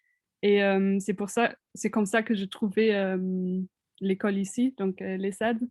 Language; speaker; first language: French; non-native, fluent; German